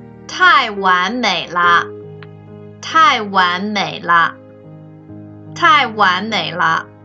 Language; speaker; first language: Chinese; native; Chinese